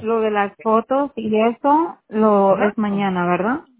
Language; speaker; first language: Spanish; native; Spanish